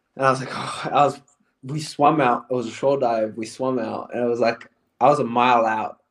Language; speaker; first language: English; native; English